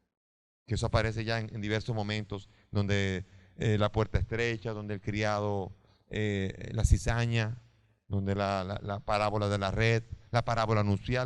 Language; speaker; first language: Spanish; native; Spanish